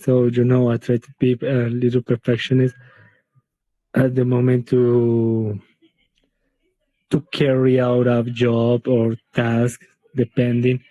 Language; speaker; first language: English; non-native, learner; Spanish